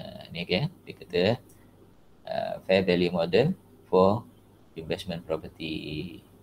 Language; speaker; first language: English; non-native, local second language; Malay